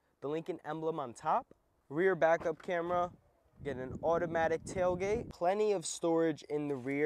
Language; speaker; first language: English; native; English